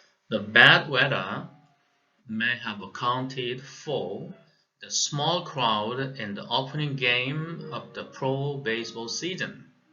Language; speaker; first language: English; non-native, fluent; Korean